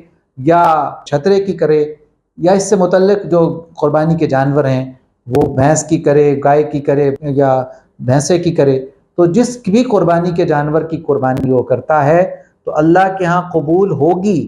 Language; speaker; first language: Urdu; native; Urdu